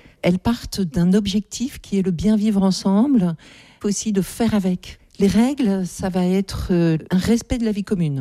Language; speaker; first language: French; native; French